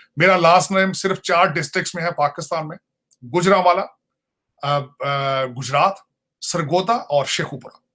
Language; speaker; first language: Urdu; non-native, local second language; Punjabi